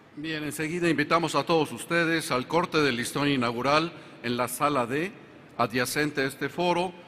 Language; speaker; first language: Spanish; native; Spanish